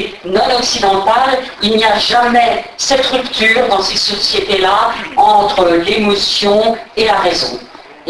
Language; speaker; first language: French; native; French